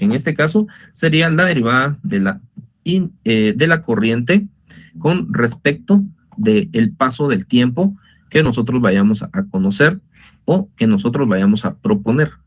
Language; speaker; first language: Spanish; native; Spanish